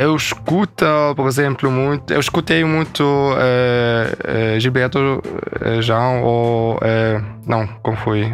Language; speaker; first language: Portuguese; early bilingual, heritage; German